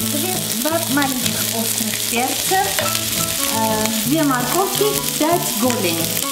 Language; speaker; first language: Russian; non-native, fluent; Armenian